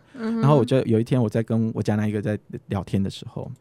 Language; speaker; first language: Chinese; native; Chinese